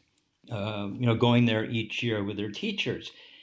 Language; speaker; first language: English; native; English